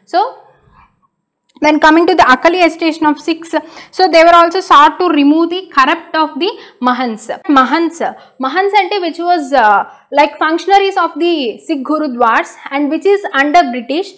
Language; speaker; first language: English; non-native, local second language; Telugu